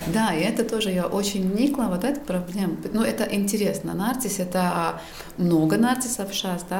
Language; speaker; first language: Russian; non-native, local second language; Latvian